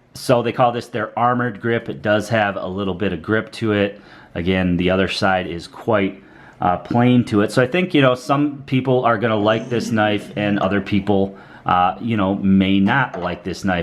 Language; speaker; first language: English; native; English